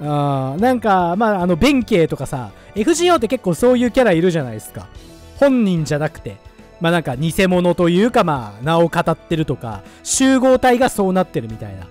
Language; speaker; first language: Japanese; native; Japanese